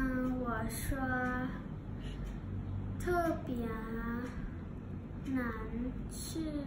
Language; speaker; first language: Chinese; non-native, learner; Thai